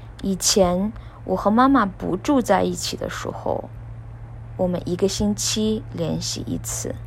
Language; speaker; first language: Chinese; non-native, learner; English